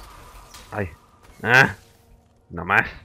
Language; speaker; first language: Spanish; native; Spanish